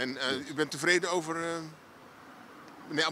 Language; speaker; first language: Dutch; native; Dutch